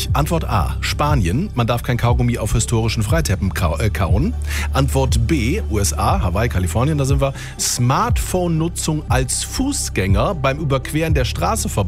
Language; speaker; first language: German; native; German